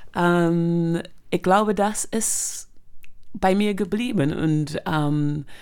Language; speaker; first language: German; non-native, fluent; English